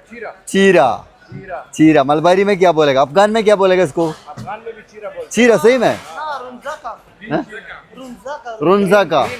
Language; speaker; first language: Hindi; non-native, local second language; Malayalam